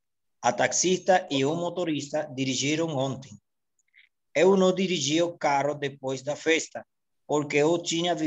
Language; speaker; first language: Portuguese; non-native, learner; Spanish